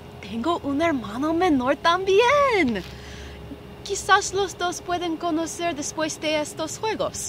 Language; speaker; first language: Spanish; non-native, learner; English